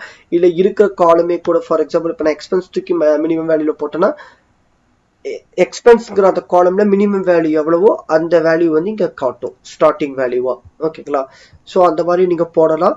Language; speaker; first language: Tamil; native; Tamil